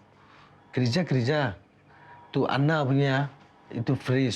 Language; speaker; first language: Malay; non-native, learner; Rohingya